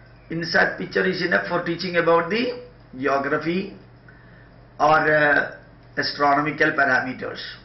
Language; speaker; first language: English; non-native, local second language; Malayalam